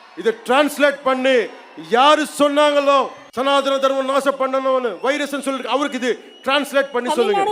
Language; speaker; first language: Tamil; non-native, learner; Telugu